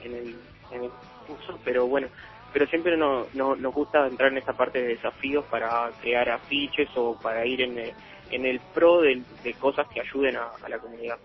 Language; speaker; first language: Spanish; native; Spanish